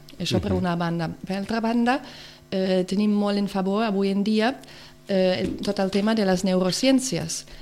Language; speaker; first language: Catalan; non-native, local second language; Spanish